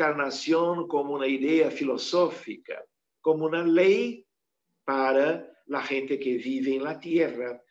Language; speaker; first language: Spanish; non-native, fluent; Portuguese